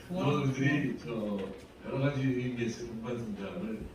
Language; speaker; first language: Korean; native; Korean